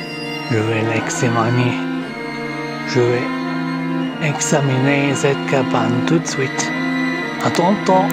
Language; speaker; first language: French; non-native, learner; English